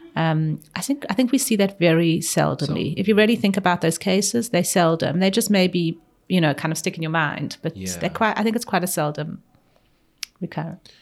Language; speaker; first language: English; native; English